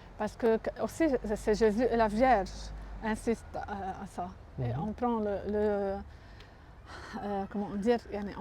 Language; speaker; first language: French; non-native, local second language; Arabic